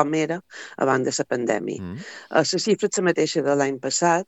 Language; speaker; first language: Catalan; native; Catalan